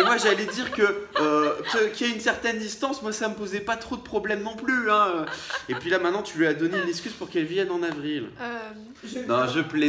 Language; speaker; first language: French; native; French